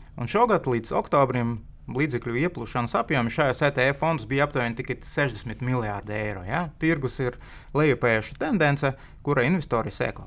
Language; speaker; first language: Latvian; non-native, local second language; Russian